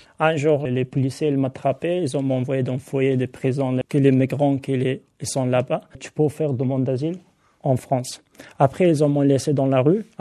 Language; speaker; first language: French; non-native, learner; Hazaragi